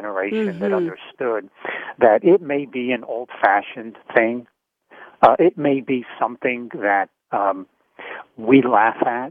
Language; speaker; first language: English; native; English